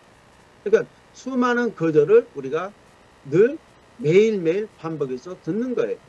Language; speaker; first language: Korean; native; Korean